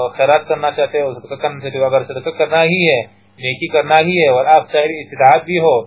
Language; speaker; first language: Urdu; non-native, local second language; Pashto